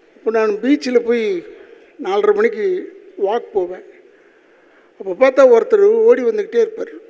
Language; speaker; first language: Tamil; native; Tamil